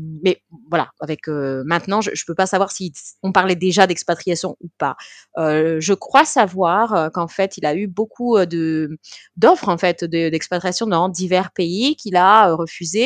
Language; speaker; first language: French; early bilingual, heritage; French